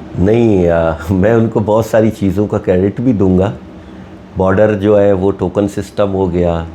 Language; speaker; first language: Urdu; non-native, local second language; Baluchi